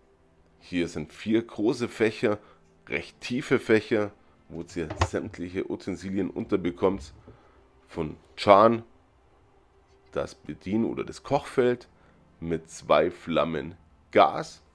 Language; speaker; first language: German; native; German